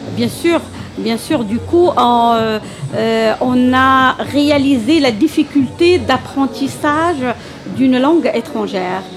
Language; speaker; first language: French; non-native, local second language; Arabic